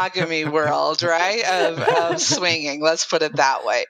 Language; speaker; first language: English; native; English